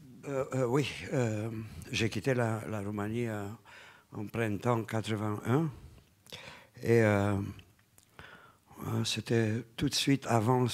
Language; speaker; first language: French; non-native, fluent; Romanian